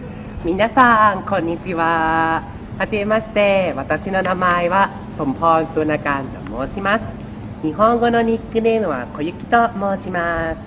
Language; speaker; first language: Japanese; non-native, learner; Thai